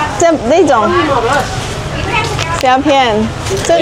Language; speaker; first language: Chinese; non-native, fluent; Indonesian